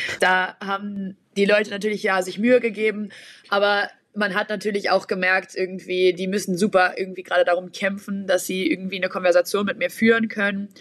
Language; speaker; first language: German; native; German